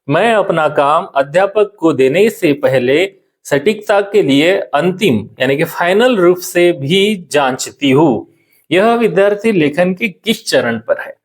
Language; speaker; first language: Hindi; non-native, local second language; Marathi